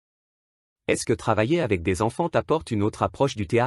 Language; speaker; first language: French; native; French